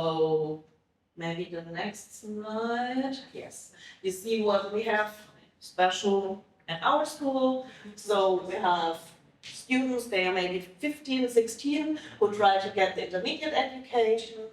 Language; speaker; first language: English; non-native, fluent; German